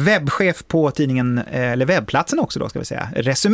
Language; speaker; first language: Swedish; native; Swedish